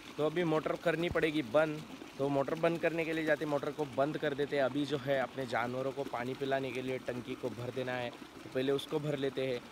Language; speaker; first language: Hindi; non-native, local second language; Marathi